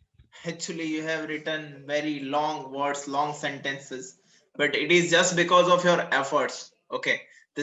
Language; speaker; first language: English; non-native, local second language; Gujarati